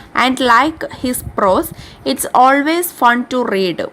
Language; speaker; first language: English; non-native, local second language; Malayalam